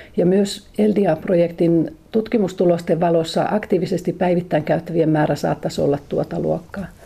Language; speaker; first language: Finnish; native; Finnish